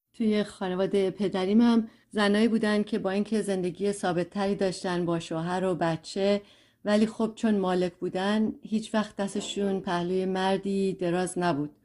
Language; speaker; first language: Persian; early bilingual, heritage; Persian